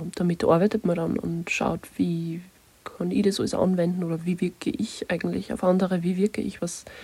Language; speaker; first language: German; native; German